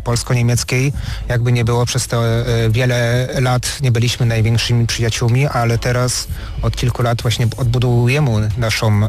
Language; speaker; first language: Polish; early bilingual, heritage; Polish